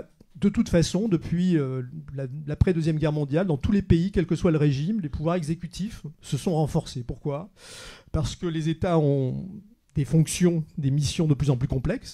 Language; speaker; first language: French; native; French